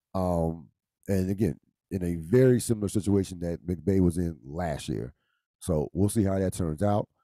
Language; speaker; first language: English; native; English